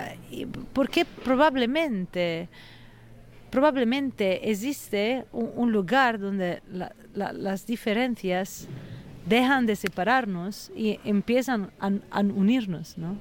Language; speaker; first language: Spanish; non-native, fluent; Italian